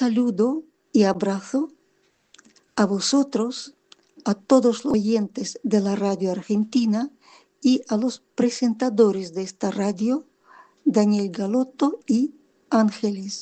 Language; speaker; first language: Spanish; non-native, fluent; Russian